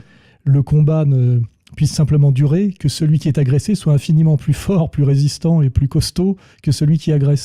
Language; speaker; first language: French; native; French